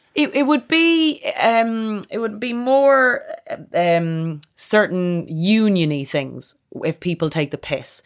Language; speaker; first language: English; native; English